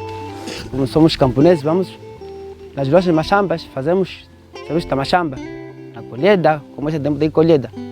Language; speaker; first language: Portuguese; non-native, local second language; Makhuwa